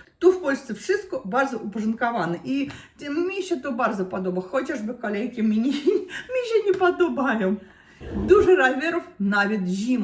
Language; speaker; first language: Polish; non-native, learner; Russian